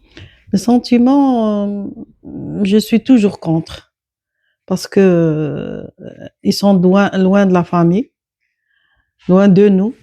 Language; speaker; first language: French; non-native, local second language; Arabic